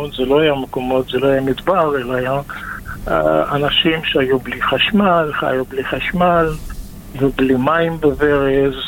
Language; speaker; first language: Hebrew; non-native, fluent; Russian